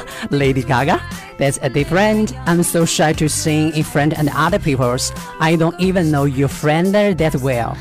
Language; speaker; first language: English; non-native, learner; Chinese